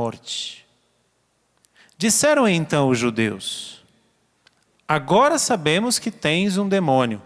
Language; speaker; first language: Portuguese; native; Portuguese